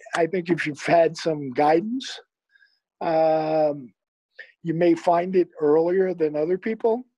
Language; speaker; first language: English; native; English